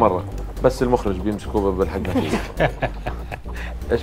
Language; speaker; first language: Arabic; native; Arabic